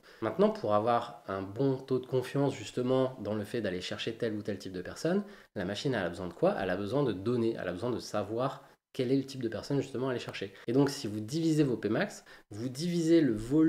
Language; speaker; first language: French; native; French